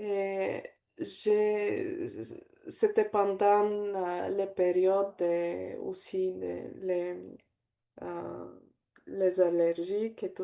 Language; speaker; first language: French; non-native, learner; Bulgarian